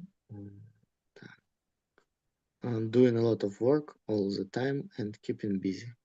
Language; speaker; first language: English; non-native, learner; Russian